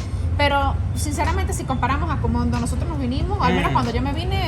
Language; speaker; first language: Spanish; native; Spanish